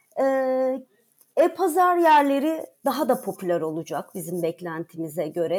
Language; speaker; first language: Turkish; native; Turkish